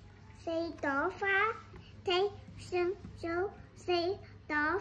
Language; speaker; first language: Chinese; non-native, local second language; Cantonese